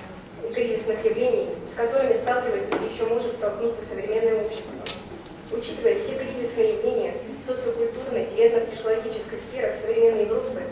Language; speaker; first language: Russian; native; Russian